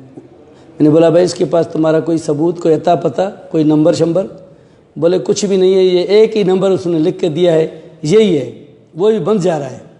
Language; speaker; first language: Urdu; non-native, local second language; Sindhi